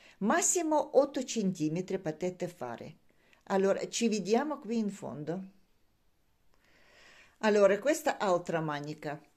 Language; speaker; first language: Italian; non-native, learner; Russian